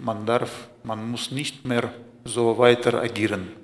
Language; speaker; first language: German; non-native, fluent; Russian